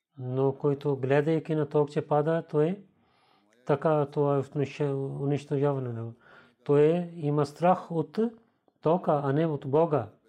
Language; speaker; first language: Bulgarian; non-native, learner; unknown